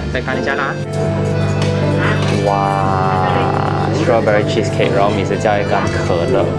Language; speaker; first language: Chinese; native; Chinese